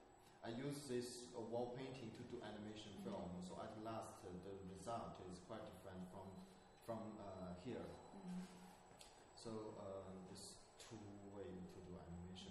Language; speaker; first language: English; non-native, learner; Chinese